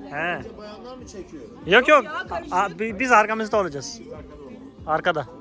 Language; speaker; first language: Turkish; non-native, fluent; Hindi